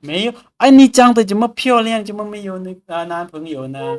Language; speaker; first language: Chinese; non-native, fluent; Vietnamese